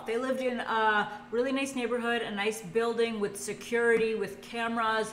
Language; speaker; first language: English; native; English